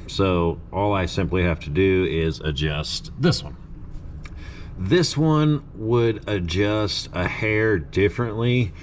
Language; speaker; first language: English; native; English